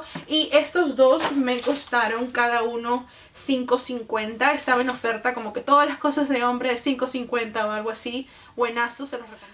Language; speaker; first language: Spanish; native; Spanish